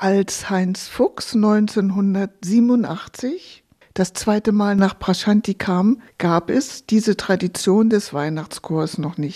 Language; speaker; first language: German; native; German